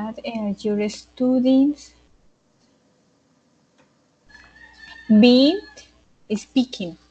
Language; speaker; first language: English; non-native, learner; Spanish